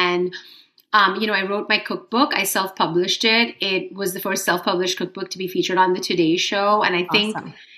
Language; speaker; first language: English; non-native, local second language; Hindi